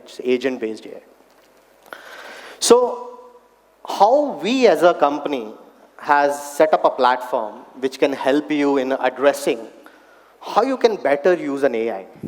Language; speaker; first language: English; non-native, local second language; Hindi